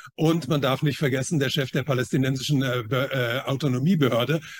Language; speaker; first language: German; non-native, fluent; Chinese